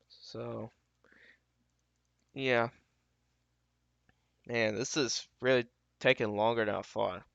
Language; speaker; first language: English; native; English